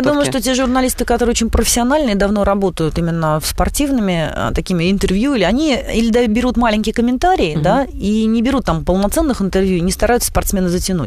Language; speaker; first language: Russian; native; Russian